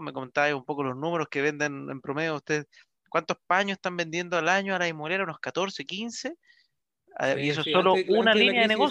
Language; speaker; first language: Spanish; native; Spanish